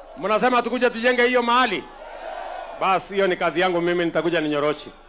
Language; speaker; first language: Swahili; non-native, local second language; Kalenjin